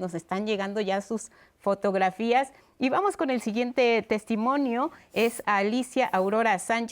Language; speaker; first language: Spanish; native; Spanish